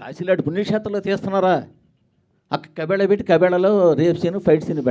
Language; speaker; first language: Telugu; native; Telugu